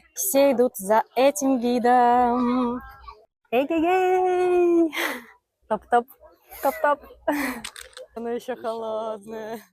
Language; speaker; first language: Russian; native; Russian